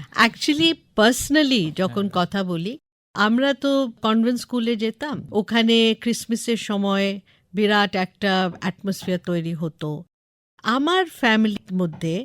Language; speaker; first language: Bangla; non-native, local second language; English